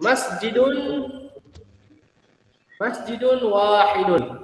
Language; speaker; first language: Arabic; non-native, fluent; Indonesian